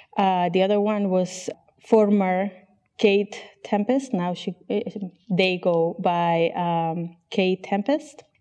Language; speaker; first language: English; non-native, fluent; Catalan